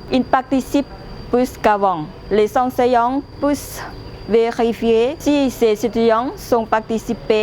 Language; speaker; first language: French; non-native, fluent; Lao